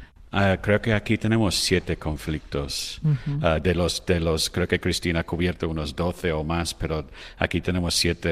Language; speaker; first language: Spanish; non-native, fluent; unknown